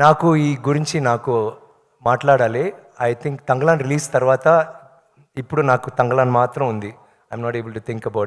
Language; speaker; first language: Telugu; non-native, learner; Tamil